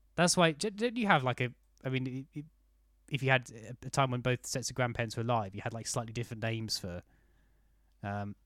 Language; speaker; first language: English; native; English